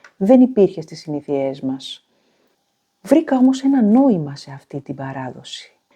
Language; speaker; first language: Greek; native; Greek